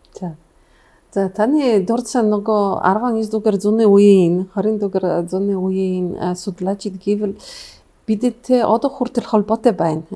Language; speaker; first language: Mongolian; non-native, fluent; Polish